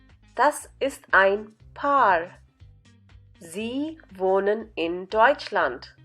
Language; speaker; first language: German; non-native, fluent; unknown